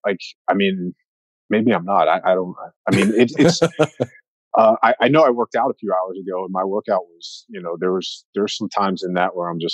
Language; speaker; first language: English; native; English